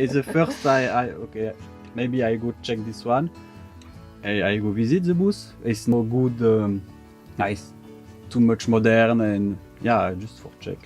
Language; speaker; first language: English; non-native, learner; French